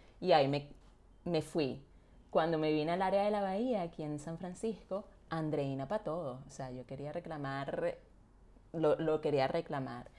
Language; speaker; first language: Spanish; native; Spanish